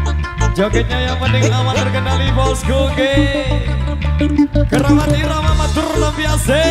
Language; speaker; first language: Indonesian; non-native, local second language; Sasak